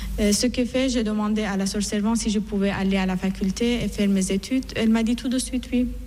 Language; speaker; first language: French; non-native, fluent; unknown